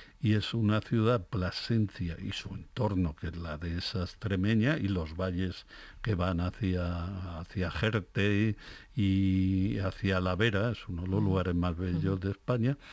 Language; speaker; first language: Spanish; native; Spanish